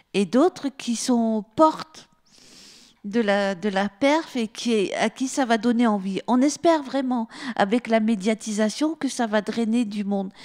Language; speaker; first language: French; native; French